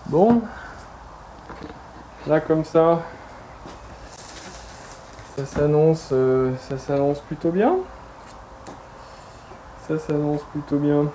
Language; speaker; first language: French; native; French